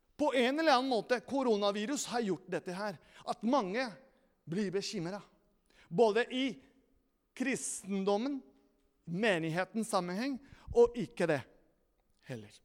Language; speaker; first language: Norwegian; non-native, fluent; Spanish